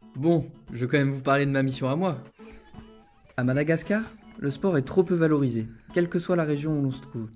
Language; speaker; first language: French; native; French